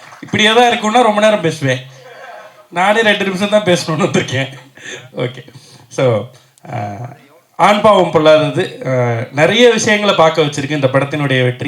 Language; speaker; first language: Tamil; native; Tamil